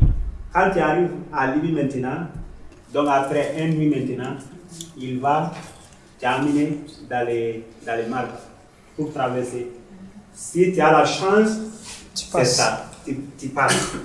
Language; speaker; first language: French; non-native, learner; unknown